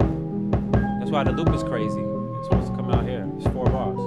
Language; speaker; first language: English; native; English